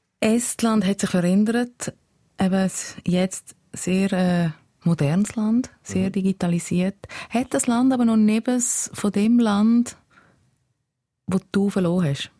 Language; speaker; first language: German; native; German